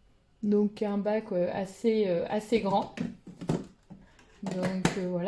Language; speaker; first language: French; native; French